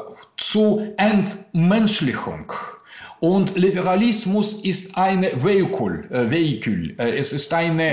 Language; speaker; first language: German; non-native, learner; Russian